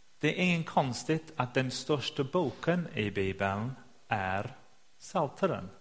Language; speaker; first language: Swedish; non-native, fluent; English